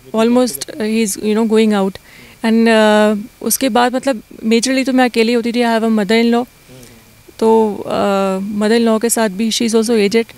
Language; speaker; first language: Hindi; native; Hindi